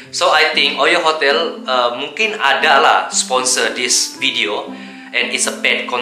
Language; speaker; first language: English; non-native, local second language; Malay